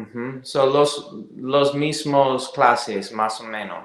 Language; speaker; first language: Spanish; non-native, learner; English